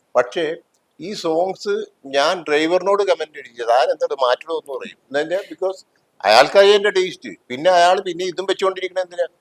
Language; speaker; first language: Malayalam; native; Malayalam